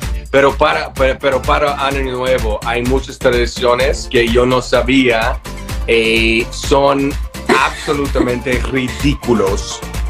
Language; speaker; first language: Spanish; non-native, learner; English